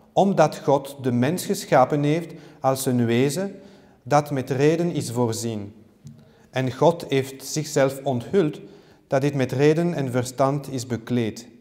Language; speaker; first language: Dutch; non-native, learner; French